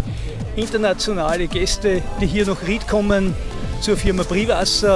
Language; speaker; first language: German; native; German